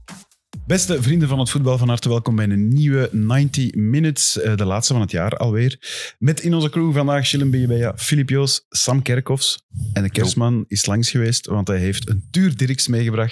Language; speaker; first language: Dutch; native; Dutch